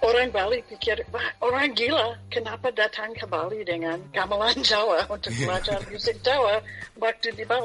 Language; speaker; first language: Indonesian; non-native, fluent; English